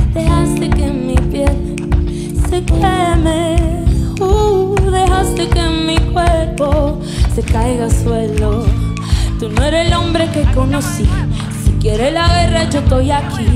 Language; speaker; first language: English; early bilingual, other home language; Spanish